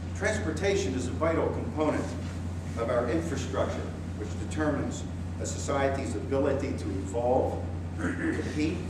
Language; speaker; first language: English; native; English